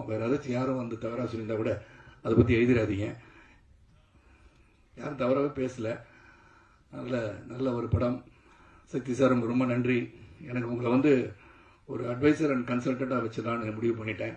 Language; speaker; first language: Tamil; native; Tamil